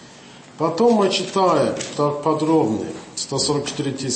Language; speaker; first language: Russian; non-native, learner; English